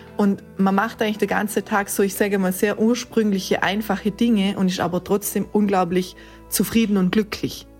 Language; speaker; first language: German; native; German